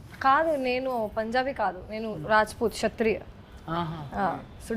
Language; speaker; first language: Telugu; non-native, local second language; Hindi